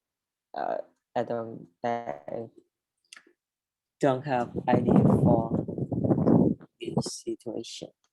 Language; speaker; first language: English; non-native, learner; Vietnamese